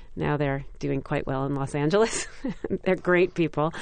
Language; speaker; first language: English; native; English